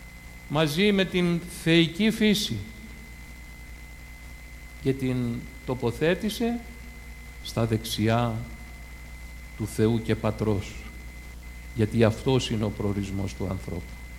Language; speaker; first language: Greek; native; Greek